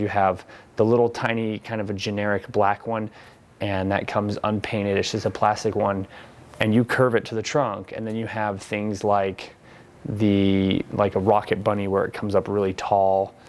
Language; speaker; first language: English; native; English